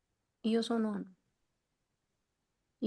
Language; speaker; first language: Italian; non-native, learner; Punjabi